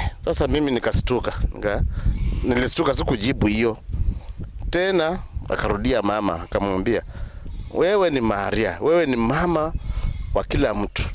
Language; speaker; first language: Swahili; non-native, local second language; Luyia